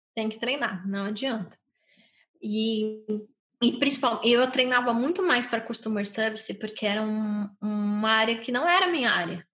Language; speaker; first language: Portuguese; native; Portuguese